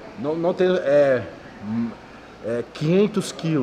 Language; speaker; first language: Portuguese; native; Portuguese